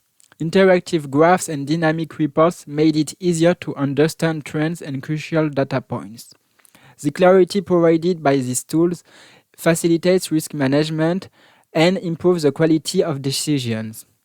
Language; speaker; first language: English; non-native, fluent; French